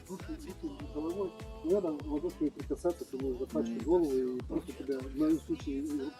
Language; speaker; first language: Russian; native; Russian